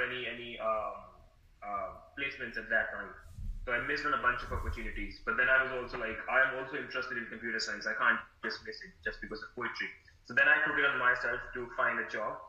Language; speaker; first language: English; non-native, local second language; Hindi